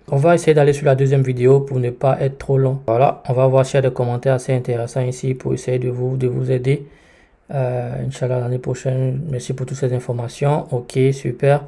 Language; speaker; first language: French; native; French